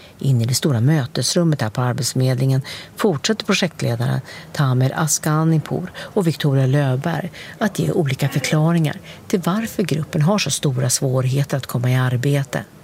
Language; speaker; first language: Swedish; native; Swedish